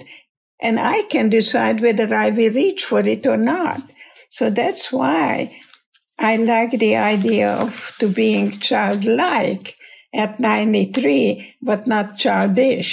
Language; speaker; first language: English; non-native, fluent; Hungarian